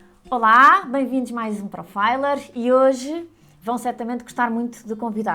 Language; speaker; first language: Portuguese; native; Portuguese